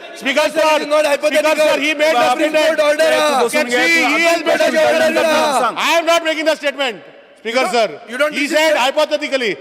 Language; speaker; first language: English; non-native, local second language; Konkani